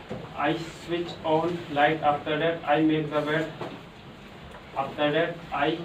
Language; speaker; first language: English; non-native, learner; Hindi